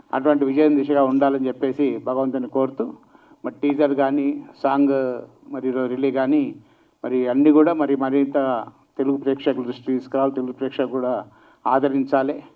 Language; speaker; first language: Telugu; native; Telugu